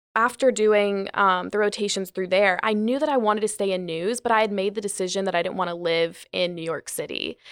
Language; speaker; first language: English; native; English